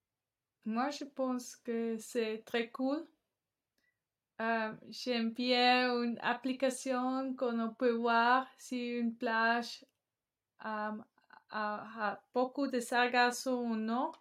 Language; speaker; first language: French; non-native, learner; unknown